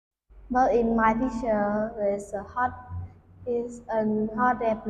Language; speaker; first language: English; non-native, learner; Vietnamese